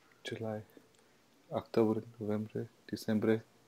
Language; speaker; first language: Spanish; non-native, learner; English